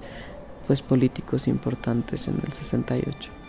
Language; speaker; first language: Spanish; native; Spanish